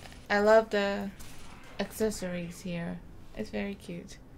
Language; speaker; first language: English; non-native, learner; Korean